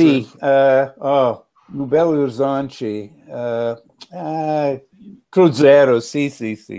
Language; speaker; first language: Portuguese; non-native, learner; English